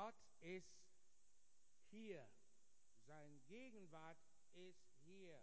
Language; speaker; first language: German; non-native, fluent; Igbo